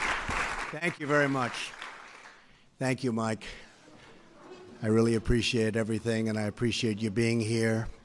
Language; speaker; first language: English; native; English